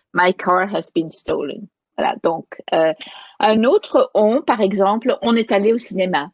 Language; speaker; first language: French; native; French